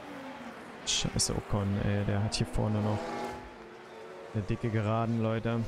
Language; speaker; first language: German; native; German